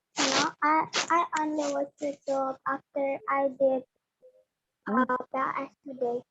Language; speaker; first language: English; non-native, learner; Indonesian